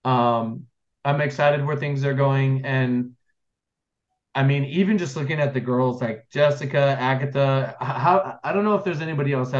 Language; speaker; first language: English; native; English